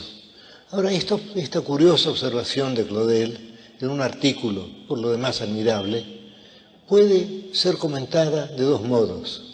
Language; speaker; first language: Spanish; native; Spanish